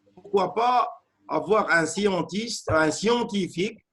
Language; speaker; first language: French; non-native, local second language; Arabic